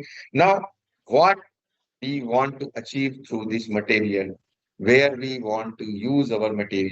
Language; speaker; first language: English; non-native, local second language; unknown